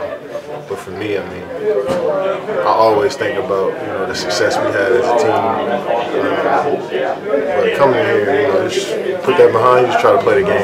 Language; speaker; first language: English; native; English